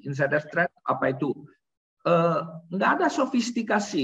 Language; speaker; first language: Indonesian; non-native, learner; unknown